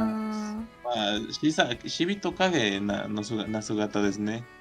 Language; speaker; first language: Japanese; non-native, learner; Spanish